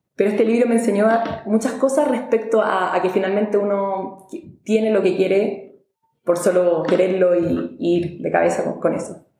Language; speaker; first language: Spanish; native; Spanish